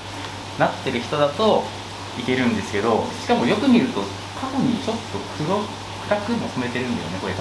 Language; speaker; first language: Japanese; native; Japanese